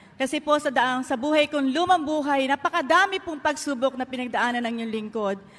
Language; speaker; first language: Filipino; native; Filipino